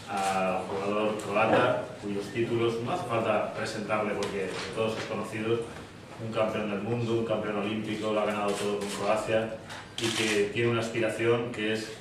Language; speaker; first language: Spanish; native; Spanish